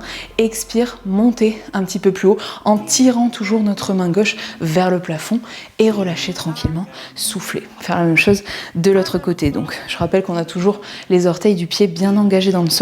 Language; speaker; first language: French; native; French